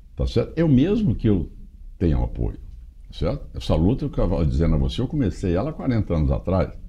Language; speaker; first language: Portuguese; native; Portuguese